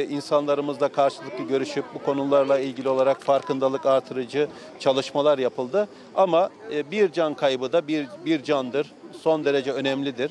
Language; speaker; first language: Turkish; native; Turkish